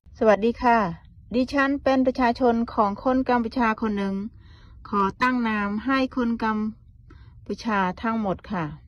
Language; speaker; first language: Thai; non-native, local second language; Khmer